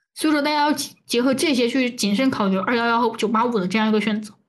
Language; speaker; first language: Chinese; native; Chinese